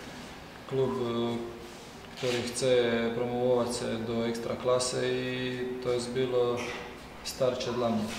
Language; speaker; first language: Polish; non-native, fluent; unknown